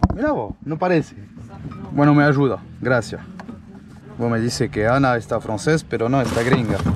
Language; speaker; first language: Spanish; non-native, learner; French